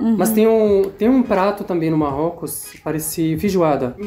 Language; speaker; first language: Portuguese; non-native, fluent; Arabic